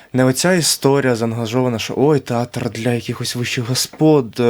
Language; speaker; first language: Ukrainian; native; Ukrainian